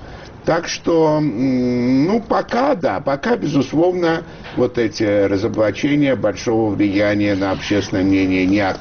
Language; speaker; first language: Russian; native; Russian